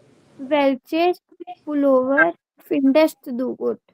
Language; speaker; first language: German; non-native, learner; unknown